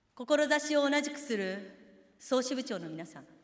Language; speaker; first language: Japanese; native; Japanese